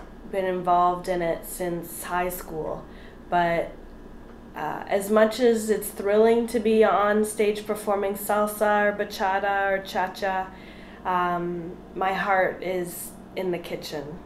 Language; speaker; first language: English; native; English